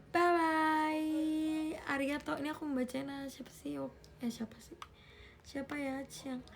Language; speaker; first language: Indonesian; native; Indonesian